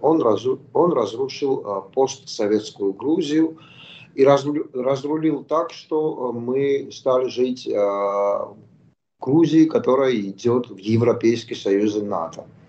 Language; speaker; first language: Russian; non-native, local second language; Georgian